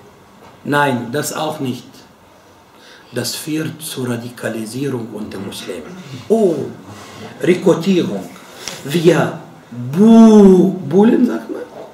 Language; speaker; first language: German; non-native, fluent; Arabic